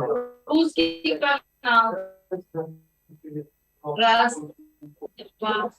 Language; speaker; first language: Russian; non-native, local second language; Uzbek